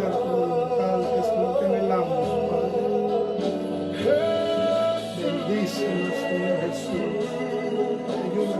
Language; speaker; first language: Spanish; native; Spanish